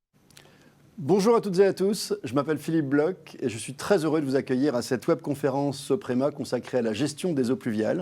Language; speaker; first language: French; native; French